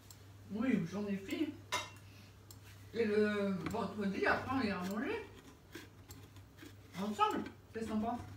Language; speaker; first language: French; native; French